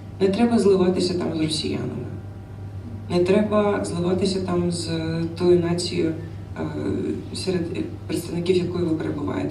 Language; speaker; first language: Ukrainian; non-native, local second language; Russian